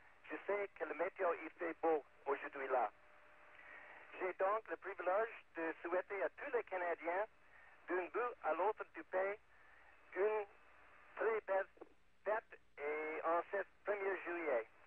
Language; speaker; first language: French; native; French